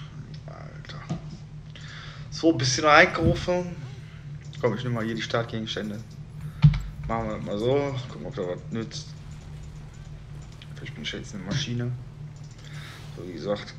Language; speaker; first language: German; native; German